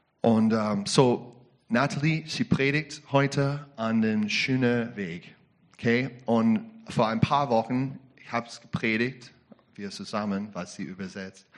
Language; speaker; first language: German; non-native, learner; English